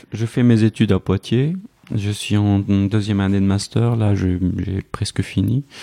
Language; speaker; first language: French; non-native, fluent; Arabic